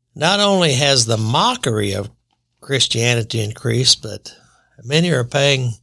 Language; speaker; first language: English; native; English